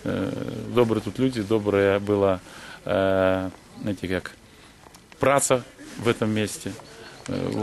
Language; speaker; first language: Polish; non-native, learner; Ukrainian